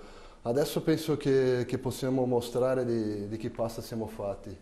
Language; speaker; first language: Italian; non-native, fluent; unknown